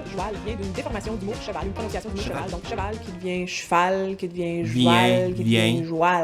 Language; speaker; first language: French; native; French